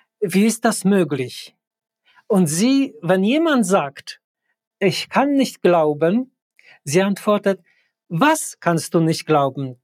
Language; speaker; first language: German; non-native, fluent; Polish